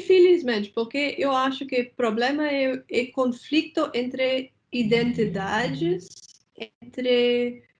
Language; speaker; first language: Portuguese; non-native, fluent; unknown